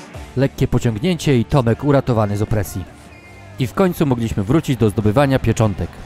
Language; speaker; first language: Polish; native; Polish